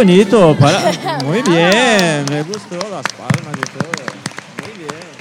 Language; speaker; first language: Spanish; non-native, fluent; Portuguese